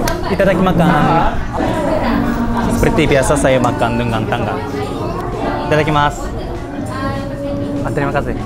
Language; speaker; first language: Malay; non-native, learner; Japanese